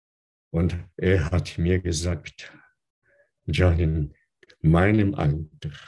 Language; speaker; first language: German; non-native, fluent; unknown